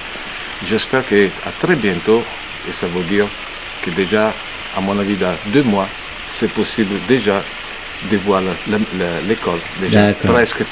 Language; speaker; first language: French; non-native, fluent; Italian